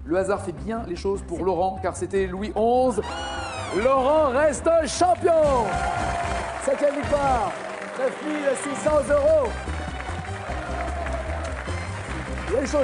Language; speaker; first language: French; native; French